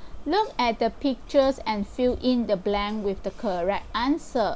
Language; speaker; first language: English; non-native, local second language; Chinese